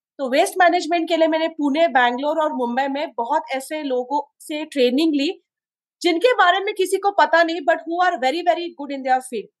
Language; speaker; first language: Hindi; non-native, local second language; Konkani